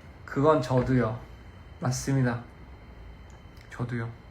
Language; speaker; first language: Korean; early bilingual, heritage; Korean